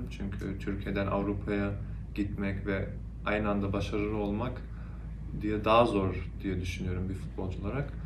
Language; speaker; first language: Turkish; early bilingual, heritage; Turkish